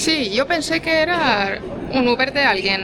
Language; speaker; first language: Spanish; non-native, fluent; Portuguese